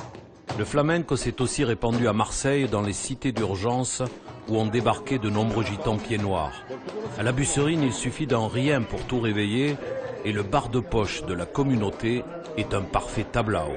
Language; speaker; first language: French; native; French